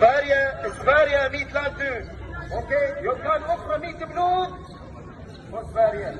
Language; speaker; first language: Swedish; non-native, fluent; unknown